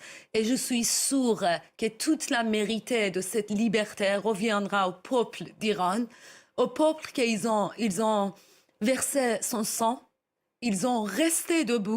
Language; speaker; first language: French; non-native, learner; Persian